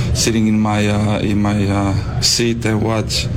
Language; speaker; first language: English; non-native, fluent; Slovenian